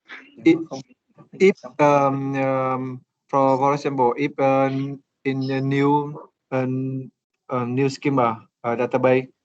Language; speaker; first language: English; non-native, learner; Vietnamese